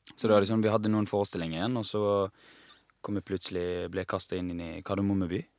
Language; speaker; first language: Norwegian; non-native, fluent; Persian